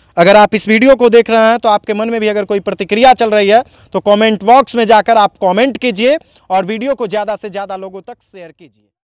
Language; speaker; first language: Hindi; native; Hindi